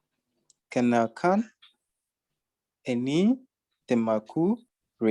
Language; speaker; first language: Indonesian; non-native, learner; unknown